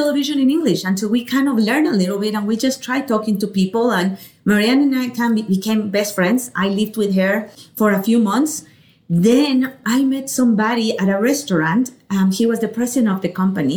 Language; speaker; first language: English; non-native, fluent; Spanish